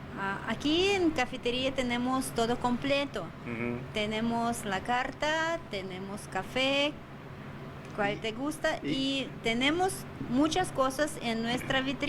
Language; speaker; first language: Spanish; non-native, learner; Russian